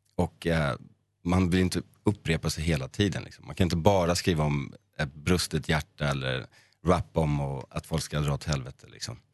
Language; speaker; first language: Swedish; native; Swedish